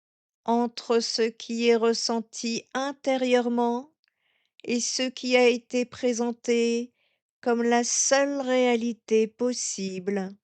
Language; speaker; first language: French; native; French